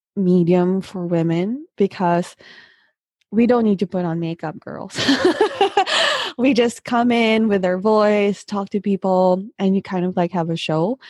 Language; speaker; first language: English; non-native, local second language; Filipino